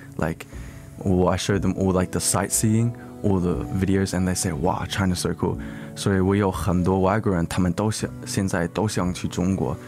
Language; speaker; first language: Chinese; early bilingual, heritage; Chinese